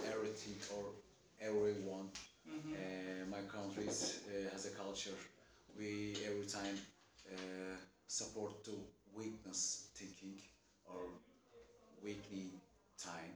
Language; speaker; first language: English; non-native, learner; Turkish